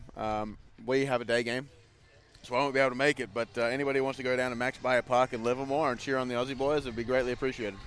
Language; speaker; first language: English; native; English